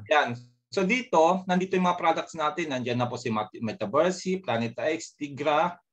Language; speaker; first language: Filipino; native; Filipino